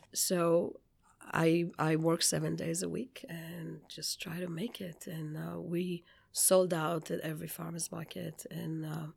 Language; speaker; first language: English; non-native, fluent; Hebrew